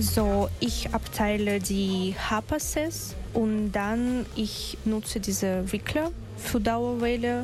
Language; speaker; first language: German; non-native, learner; Russian